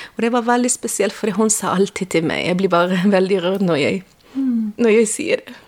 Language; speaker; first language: Norwegian; non-native, fluent; Spanish